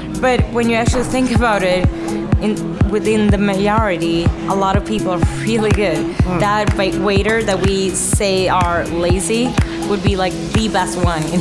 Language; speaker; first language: English; non-native, fluent; Swedish